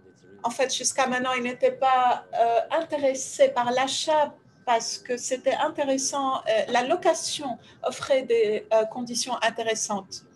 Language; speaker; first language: French; non-native, fluent; Ukrainian